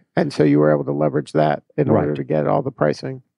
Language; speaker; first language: English; native; English